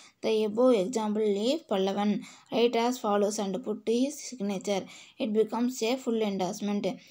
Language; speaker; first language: English; non-native, local second language; Tamil